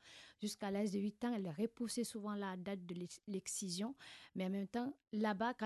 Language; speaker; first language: French; non-native, local second language; Fula